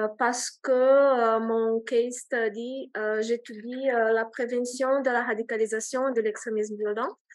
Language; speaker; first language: French; non-native, fluent; Portuguese